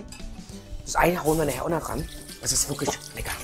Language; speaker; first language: German; native; German